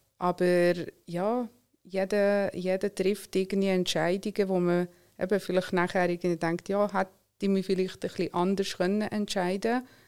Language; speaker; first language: German; early bilingual, other home language; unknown